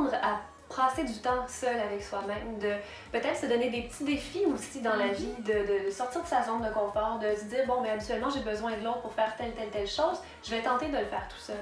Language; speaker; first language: French; native; French